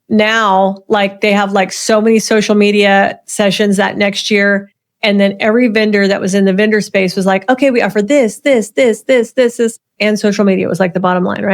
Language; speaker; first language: English; native; English